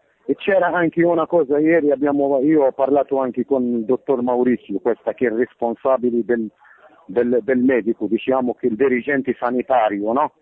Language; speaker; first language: Italian; non-native, fluent; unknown